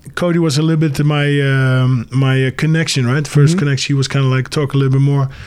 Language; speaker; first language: English; early bilingual, other home language; Dutch